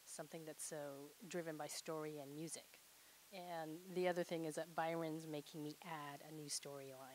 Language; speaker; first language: English; native; English